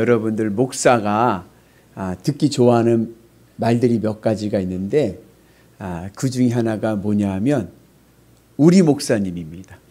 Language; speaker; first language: Korean; native; Korean